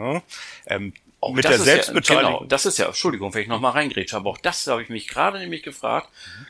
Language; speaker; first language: German; native; German